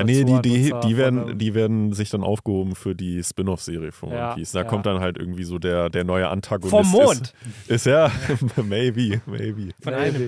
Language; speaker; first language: German; native; German